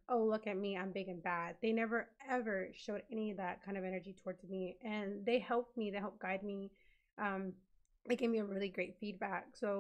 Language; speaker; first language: English; native; English